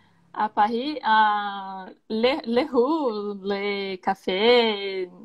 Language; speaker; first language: French; non-native, learner; Portuguese